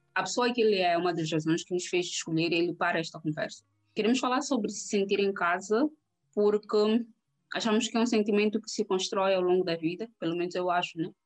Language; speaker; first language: Portuguese; native; Portuguese